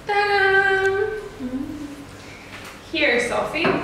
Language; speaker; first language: English; non-native, fluent; Romanian